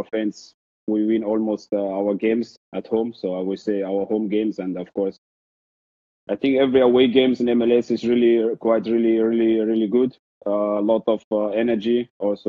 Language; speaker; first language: English; non-native, fluent; Arabic